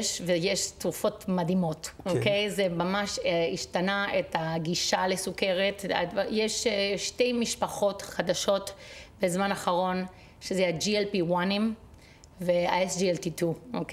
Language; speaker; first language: Hebrew; non-native, fluent; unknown